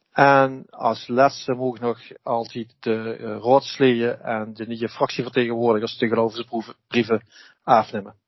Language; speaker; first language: Dutch; native; Dutch